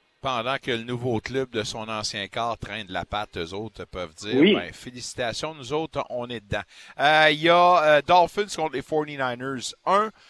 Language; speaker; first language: French; native; French